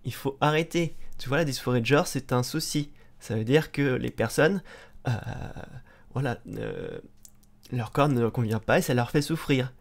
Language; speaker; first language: French; native; French